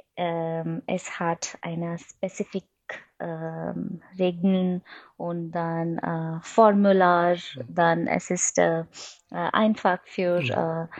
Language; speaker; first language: German; non-native, fluent; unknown